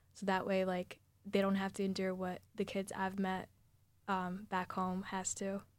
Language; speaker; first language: English; early bilingual, other home language; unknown